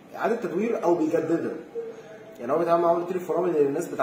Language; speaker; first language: Arabic; native; Arabic